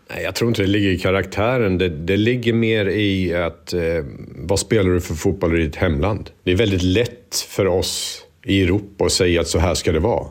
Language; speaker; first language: Swedish; native; Swedish